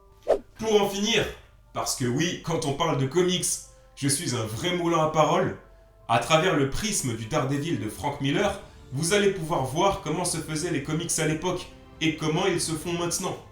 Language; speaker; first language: French; native; French